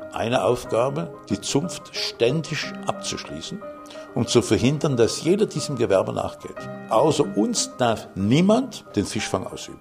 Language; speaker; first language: German; native; German